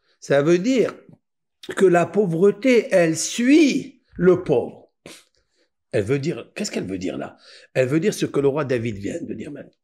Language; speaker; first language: French; native; French